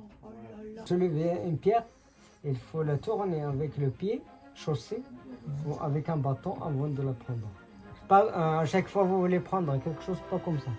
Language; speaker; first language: French; non-native, learner; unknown